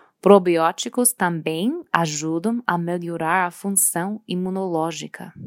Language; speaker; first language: Portuguese; non-native, fluent; English